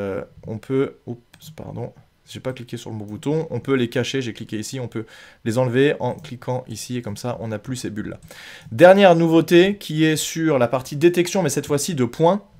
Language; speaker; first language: French; native; French